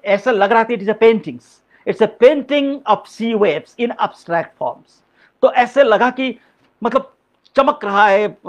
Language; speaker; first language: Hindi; non-native, local second language; Odia